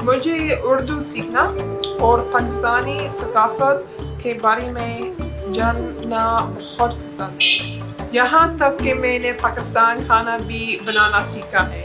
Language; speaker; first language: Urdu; non-native, learner; English